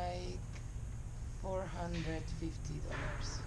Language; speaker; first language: English; non-native, learner; Spanish